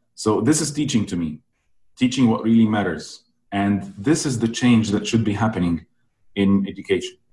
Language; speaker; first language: English; non-native, fluent; Arabic